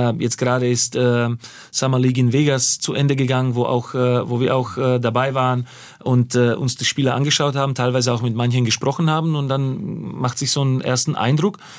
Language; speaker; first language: German; non-native, fluent; Slovak